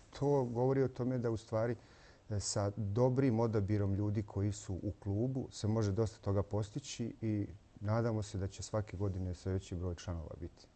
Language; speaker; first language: Croatian; native; Croatian